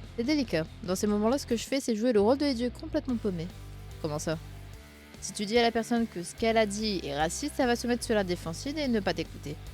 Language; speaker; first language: French; native; French